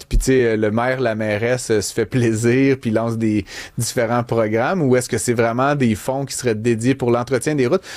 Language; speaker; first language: French; native; French